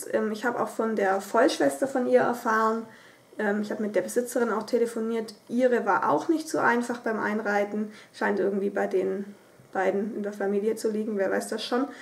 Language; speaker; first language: German; native; German